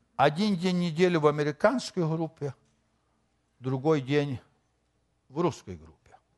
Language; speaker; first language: Russian; non-native, fluent; Spanish